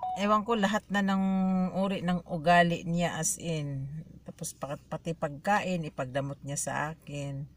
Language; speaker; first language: Filipino; native; Filipino